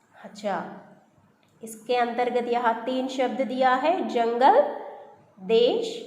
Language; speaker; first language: Hindi; non-native, local second language; Telugu